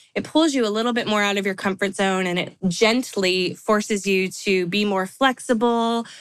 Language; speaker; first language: English; native; English